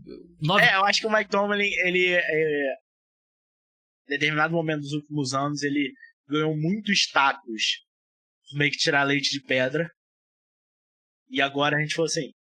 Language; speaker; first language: Portuguese; native; Portuguese